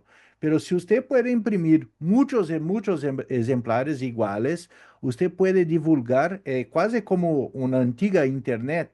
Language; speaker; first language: Spanish; non-native, learner; Portuguese